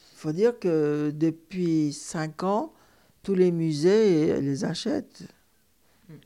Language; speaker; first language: French; non-native, fluent; Turkish